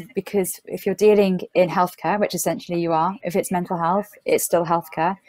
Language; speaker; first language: English; native; English